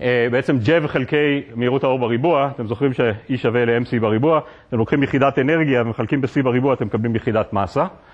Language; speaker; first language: Hebrew; native; Hebrew